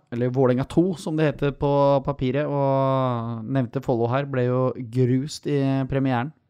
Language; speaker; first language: Norwegian; native; Norwegian